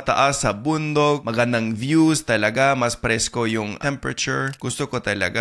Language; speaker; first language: Filipino; non-native, fluent; English